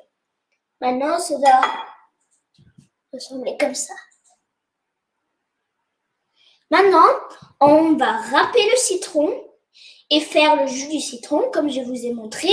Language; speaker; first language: French; non-native, fluent; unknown